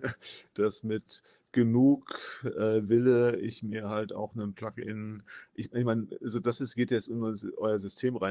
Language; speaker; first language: German; native; German